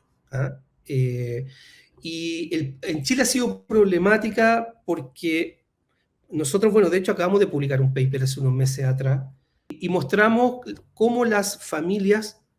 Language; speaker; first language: Spanish; native; Spanish